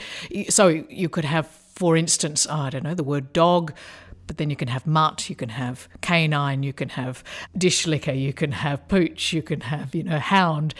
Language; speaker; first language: English; native; English